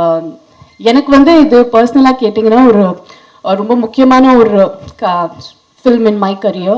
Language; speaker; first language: Tamil; non-native, fluent; Hindi